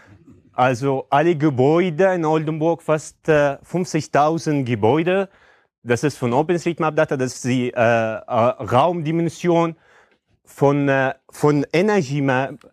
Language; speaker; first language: German; non-native, fluent; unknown